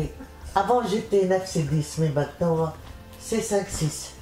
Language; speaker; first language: French; non-native, learner; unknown